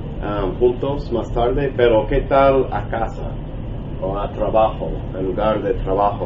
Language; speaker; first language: Spanish; non-native, learner; English